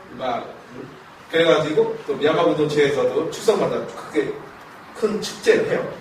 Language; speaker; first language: Korean; non-native, fluent; Burmese